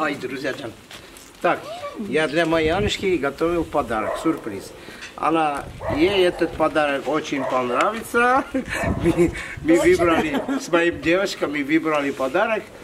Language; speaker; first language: Russian; non-native, fluent; Armenian